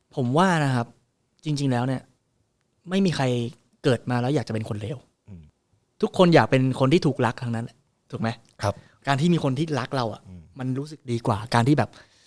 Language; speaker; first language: Thai; native; Thai